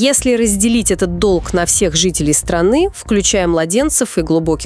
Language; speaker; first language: Russian; native; Russian